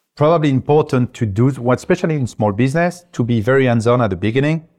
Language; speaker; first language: English; non-native, fluent; French